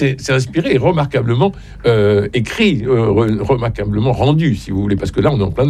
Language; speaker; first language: French; native; French